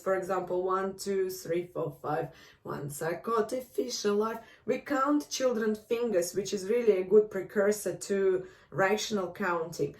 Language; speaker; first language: English; non-native, fluent; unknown